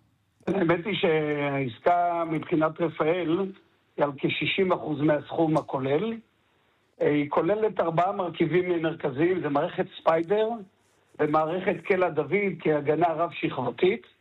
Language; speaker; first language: Hebrew; native; Hebrew